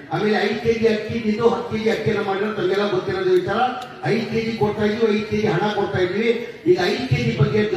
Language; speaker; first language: Kannada; non-native, local second language; Urdu